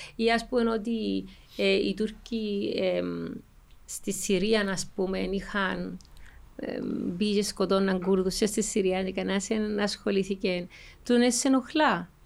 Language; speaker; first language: Greek; native; Greek